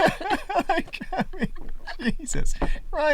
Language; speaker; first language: English; native; English